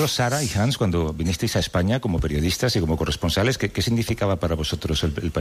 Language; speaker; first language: Spanish; native; Spanish